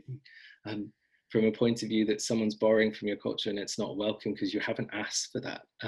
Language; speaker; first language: English; native; English